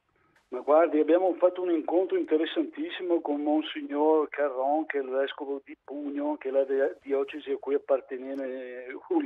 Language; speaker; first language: Italian; native; Italian